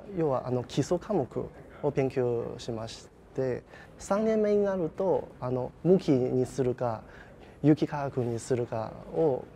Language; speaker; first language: Japanese; non-native, fluent; Chinese